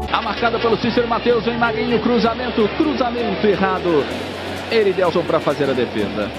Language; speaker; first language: Portuguese; native; Portuguese